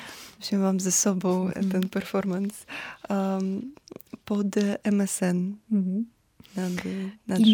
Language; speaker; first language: Polish; non-native, fluent; Ukrainian